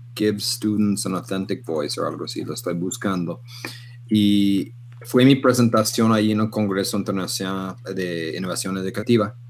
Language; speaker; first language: Spanish; non-native, fluent; English